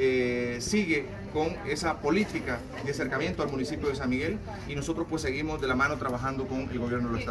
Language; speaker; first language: Spanish; native; Spanish